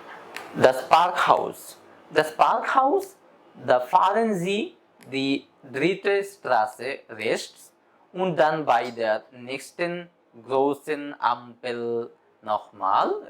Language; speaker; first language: German; non-native, fluent; Bangla